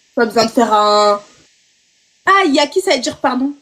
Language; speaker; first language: French; native; French